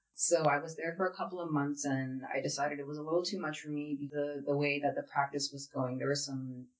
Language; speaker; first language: English; native; English